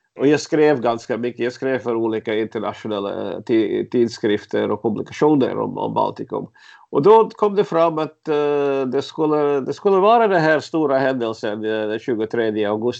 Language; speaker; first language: Swedish; early bilingual, other home language; Latvian